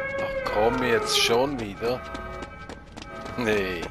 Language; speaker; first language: German; native; German